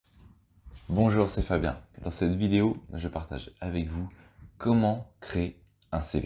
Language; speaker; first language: French; native; French